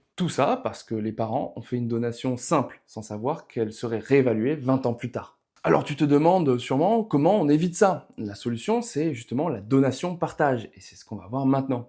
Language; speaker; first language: French; native; French